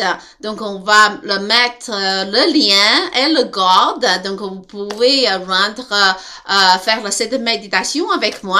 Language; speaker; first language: French; non-native, learner; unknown